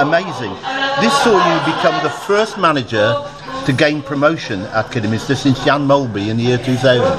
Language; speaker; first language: English; native; English